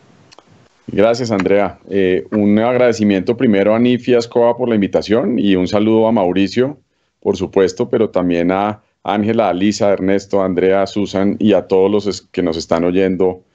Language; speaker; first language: Spanish; native; Spanish